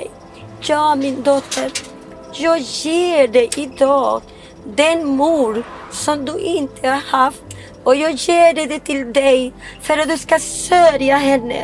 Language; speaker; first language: Swedish; non-native, fluent; Spanish